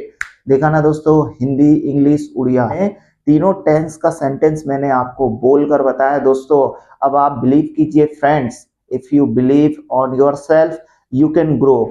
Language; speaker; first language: Hindi; non-native, local second language; Odia